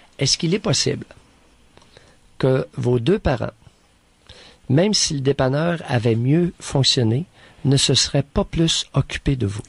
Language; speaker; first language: French; native; French